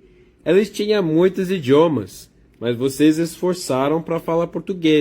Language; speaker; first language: Portuguese; non-native, learner; English